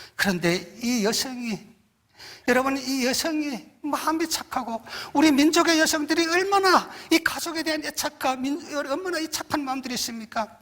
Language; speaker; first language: Korean; native; Korean